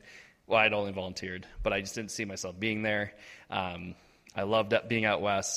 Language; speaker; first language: English; native; English